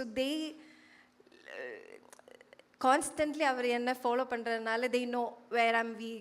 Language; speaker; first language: Tamil; non-native, fluent; Malayalam